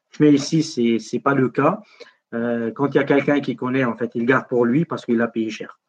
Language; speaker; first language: French; non-native, local second language; Arabic